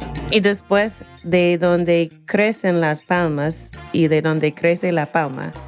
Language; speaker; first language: Spanish; non-native, fluent; English